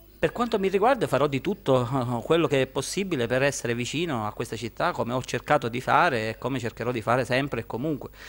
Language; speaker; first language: Italian; native; Italian